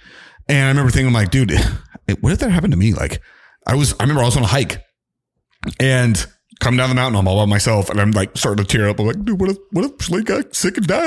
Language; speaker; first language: English; native; English